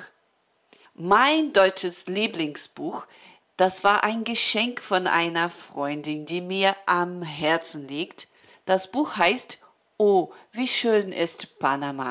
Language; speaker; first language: German; non-native, fluent; Portuguese